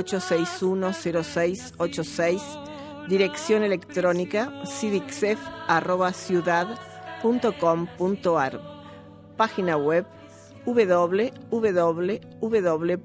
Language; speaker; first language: Spanish; native; Spanish